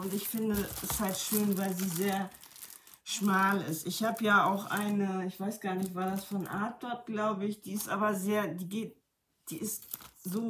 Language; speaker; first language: German; native; German